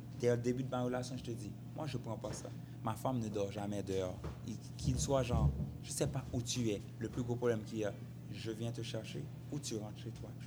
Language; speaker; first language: French; non-native, local second language; Haitian Creole